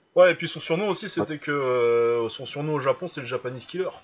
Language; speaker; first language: French; native; French